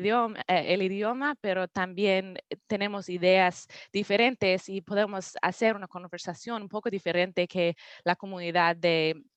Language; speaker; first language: Spanish; non-native, learner; English